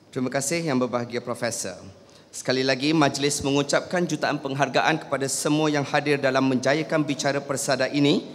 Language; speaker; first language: Malay; native; Malay